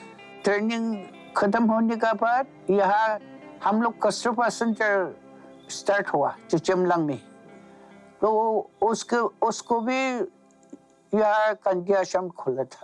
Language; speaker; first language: Hindi; non-native, local second language; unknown